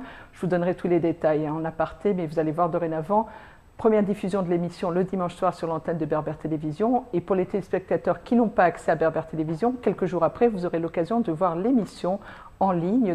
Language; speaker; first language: French; native; French